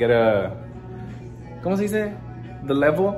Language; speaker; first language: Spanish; early bilingual, heritage; Spanish